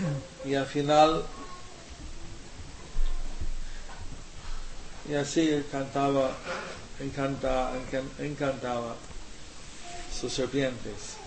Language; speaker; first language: Spanish; non-native, learner; English